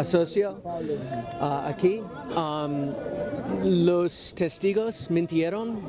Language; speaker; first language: Spanish; non-native, learner; English